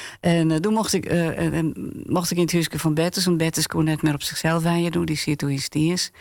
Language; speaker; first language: Dutch; non-native, local second language; Western Frisian